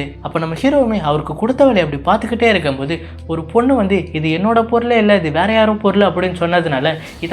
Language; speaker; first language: Tamil; native; Tamil